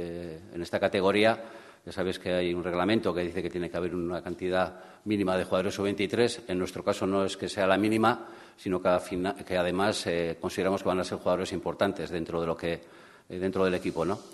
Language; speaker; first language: Spanish; native; Spanish